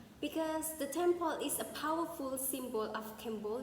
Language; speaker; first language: English; non-native, fluent; Khmer